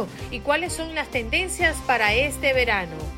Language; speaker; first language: Spanish; native; Spanish